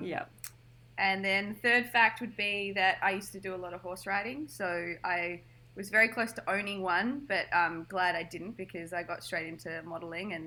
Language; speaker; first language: English; native; English